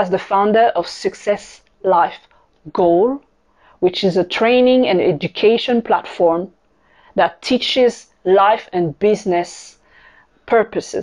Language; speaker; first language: English; non-native, fluent; French